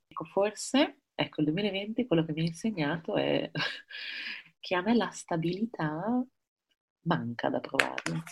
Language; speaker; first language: Italian; native; Italian